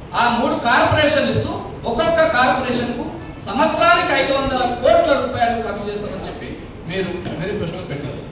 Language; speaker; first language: Telugu; non-native, local second language; Lambadi